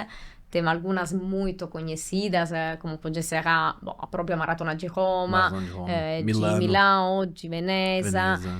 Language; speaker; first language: Portuguese; non-native, fluent; Italian